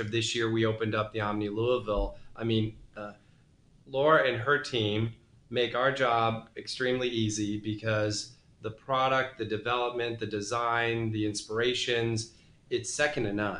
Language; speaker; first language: English; native; English